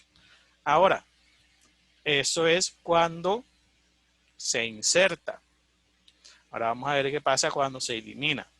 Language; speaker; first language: Spanish; native; Spanish